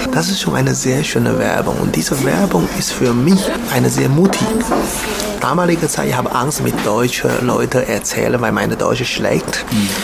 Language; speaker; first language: German; non-native, learner; Chinese